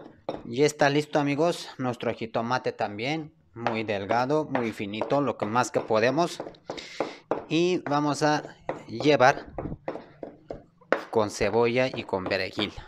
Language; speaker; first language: Spanish; non-native, learner; Turkish